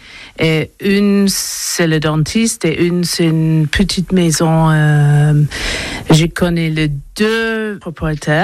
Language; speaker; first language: French; non-native, learner; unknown